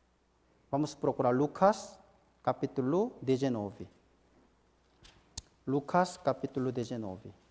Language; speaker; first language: Portuguese; non-native, fluent; Korean